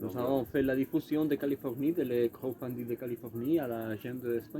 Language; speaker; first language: French; non-native, learner; Spanish